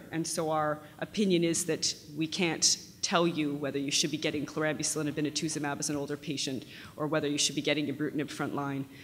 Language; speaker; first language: English; native; English